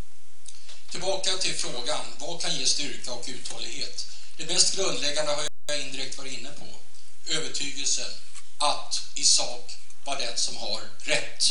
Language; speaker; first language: Swedish; native; Swedish